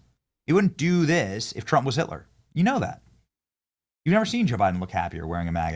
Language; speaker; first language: English; native; English